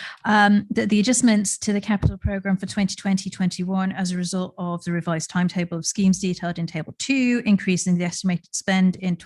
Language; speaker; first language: English; native; English